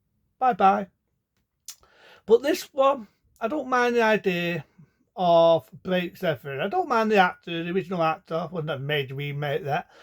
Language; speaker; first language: English; native; English